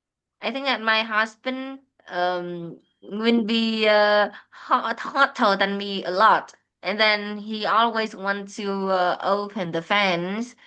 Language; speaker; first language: English; non-native, fluent; Vietnamese